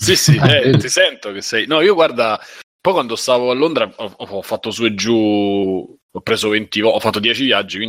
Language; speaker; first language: Italian; native; Italian